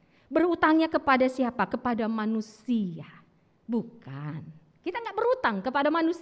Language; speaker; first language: Indonesian; native; Indonesian